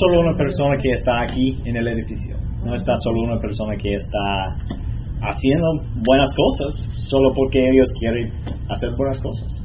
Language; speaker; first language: Spanish; non-native, learner; English